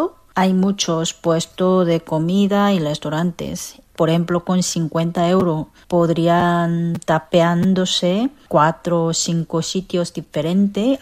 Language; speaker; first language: Spanish; non-native, fluent; Korean